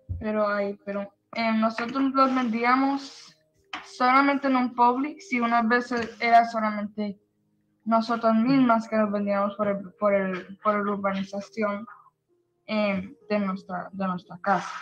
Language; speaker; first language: Spanish; early bilingual, heritage; Spanish